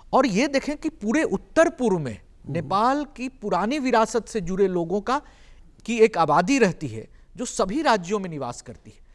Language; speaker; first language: Hindi; native; Hindi